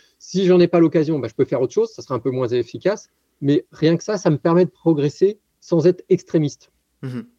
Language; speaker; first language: French; native; French